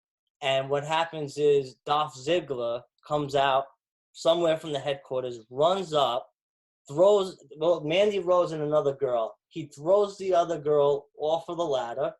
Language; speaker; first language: English; native; English